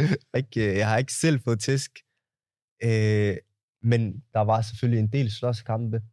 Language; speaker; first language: Danish; early bilingual, other home language; Somali